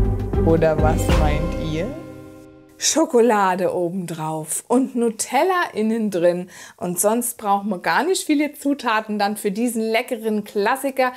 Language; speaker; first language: German; native; German